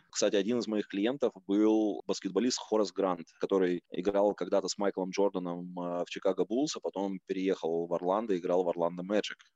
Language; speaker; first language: Russian; native; Russian